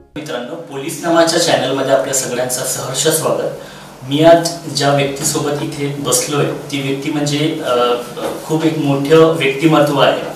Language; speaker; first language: Marathi; native; Marathi